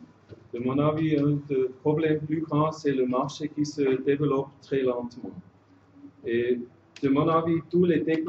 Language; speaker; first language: French; non-native, fluent; German